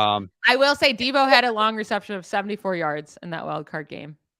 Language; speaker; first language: English; native; English